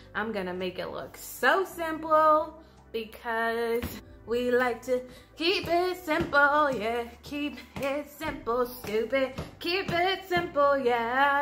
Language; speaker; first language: English; native; English